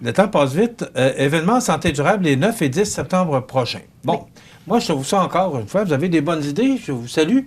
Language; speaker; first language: French; native; French